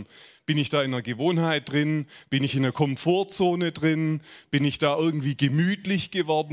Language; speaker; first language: German; native; German